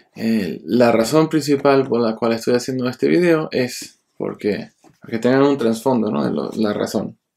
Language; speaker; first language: Spanish; early bilingual, heritage; Spanish